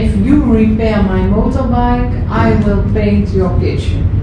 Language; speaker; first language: English; non-native, fluent; Dutch